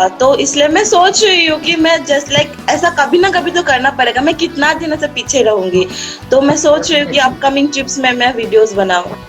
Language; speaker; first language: Hindi; non-native, local second language; Assamese